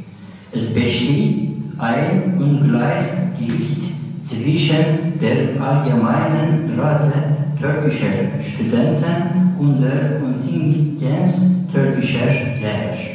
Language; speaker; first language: German; non-native, learner; Turkish